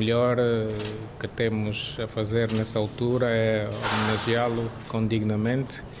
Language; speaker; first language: Portuguese; native; Portuguese